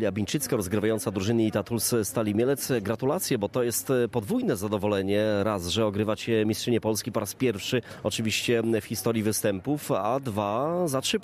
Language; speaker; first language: Polish; native; Polish